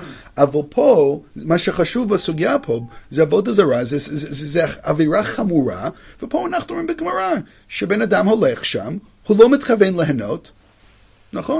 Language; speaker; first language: Hebrew; non-native, fluent; English